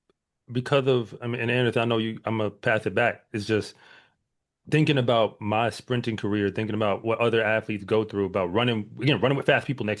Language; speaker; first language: English; native; English